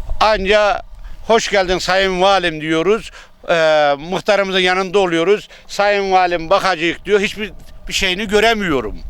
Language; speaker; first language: Turkish; native; Turkish